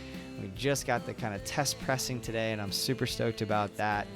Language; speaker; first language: English; native; English